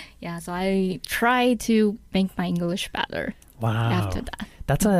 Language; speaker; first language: English; non-native, learner; Chinese